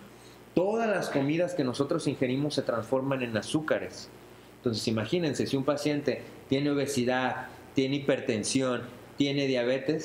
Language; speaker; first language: Spanish; native; Spanish